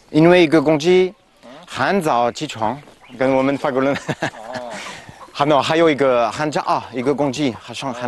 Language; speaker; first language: Chinese; non-native, learner; French